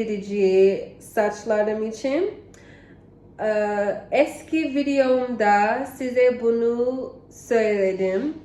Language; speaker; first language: Turkish; non-native, learner; English